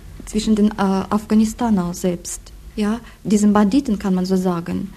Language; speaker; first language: German; non-native, fluent; Russian